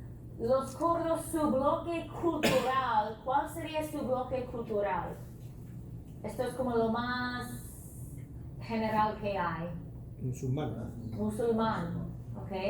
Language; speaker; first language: Spanish; non-native, fluent; English